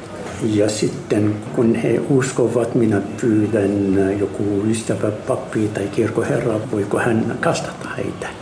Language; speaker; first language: Finnish; non-native, fluent; Arabic